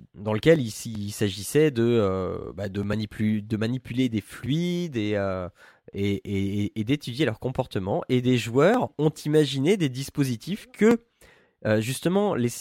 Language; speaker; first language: French; native; French